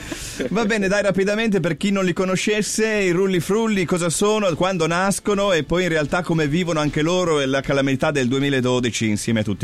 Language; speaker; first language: Italian; native; Italian